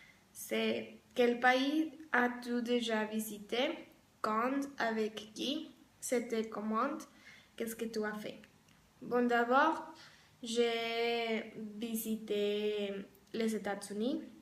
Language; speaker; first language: French; non-native, learner; Spanish